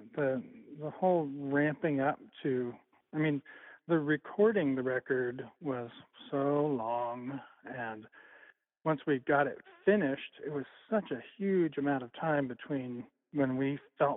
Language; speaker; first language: English; native; English